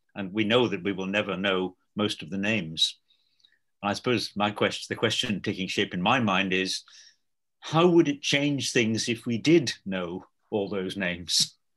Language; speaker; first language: English; native; English